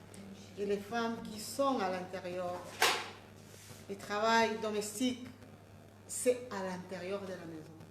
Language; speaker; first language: French; non-native, fluent; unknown